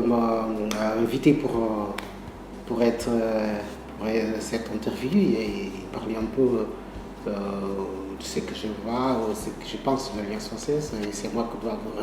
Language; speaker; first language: French; non-native, learner; Portuguese